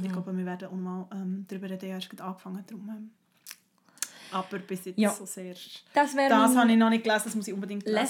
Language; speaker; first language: German; native; German